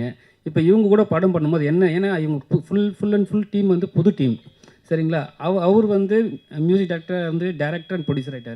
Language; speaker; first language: Tamil; native; Tamil